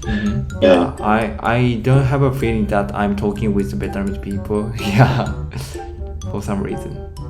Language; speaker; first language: English; non-native, learner; Japanese